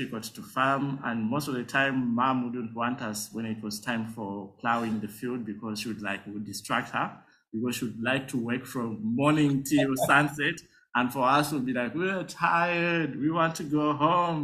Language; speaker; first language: English; non-native, local second language; Nyanja